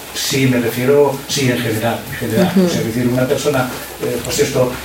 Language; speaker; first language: Spanish; native; Spanish